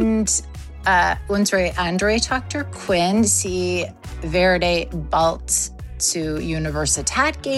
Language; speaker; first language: German; non-native, learner; English